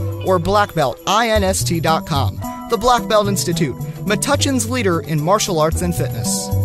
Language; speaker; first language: English; native; English